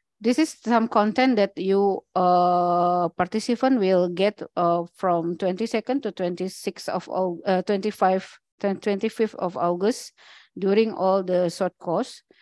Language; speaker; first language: English; non-native, learner; Indonesian